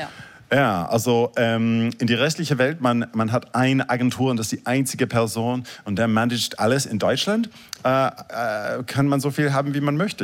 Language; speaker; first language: German; non-native, fluent; English